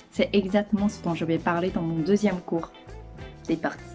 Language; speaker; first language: French; non-native, fluent; Chinese